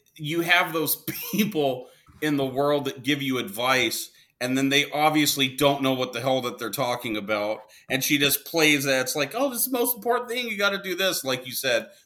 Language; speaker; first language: English; native; English